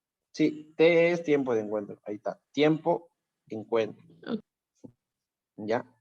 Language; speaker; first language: Spanish; native; Spanish